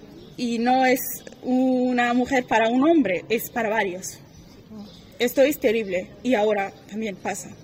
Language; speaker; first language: Spanish; non-native, learner; Persian